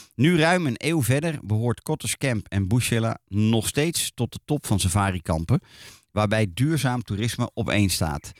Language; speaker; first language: Dutch; native; Dutch